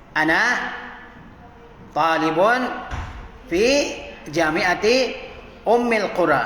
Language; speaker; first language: Arabic; non-native, fluent; Indonesian